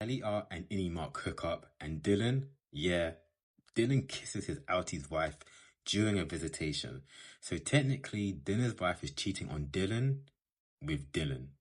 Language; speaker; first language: English; native; English